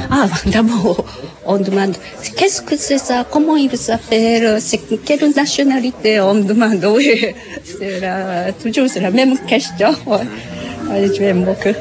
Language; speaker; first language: French; non-native, fluent; Japanese